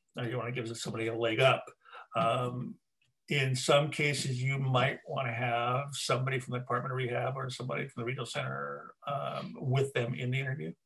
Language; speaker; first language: English; native; English